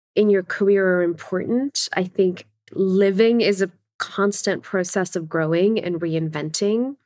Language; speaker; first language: English; non-native, local second language; Urdu